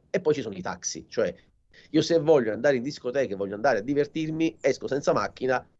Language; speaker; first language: Italian; native; Italian